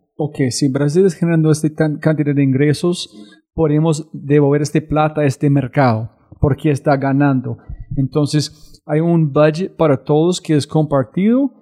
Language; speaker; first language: Spanish; non-native, learner; English